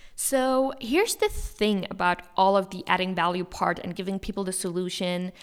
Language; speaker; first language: English; non-native, fluent; German